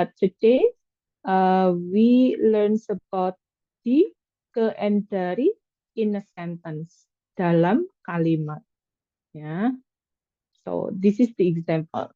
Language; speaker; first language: English; non-native, fluent; Indonesian